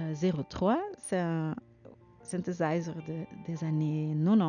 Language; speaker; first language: French; non-native, learner; Dutch